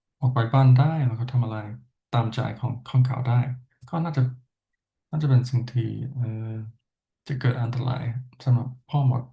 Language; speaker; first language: Thai; non-native, fluent; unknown